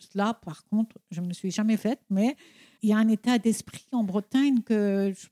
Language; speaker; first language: French; non-native, fluent; Persian